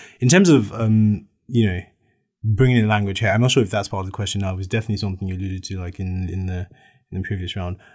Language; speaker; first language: English; native; English